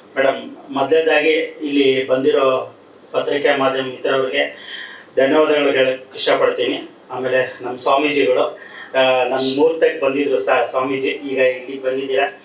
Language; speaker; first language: Kannada; native; Kannada